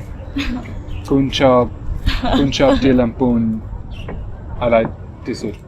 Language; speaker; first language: Thai; non-native, learner; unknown